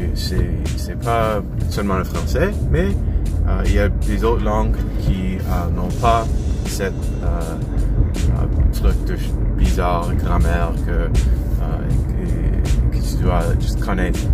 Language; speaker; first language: French; non-native, learner; English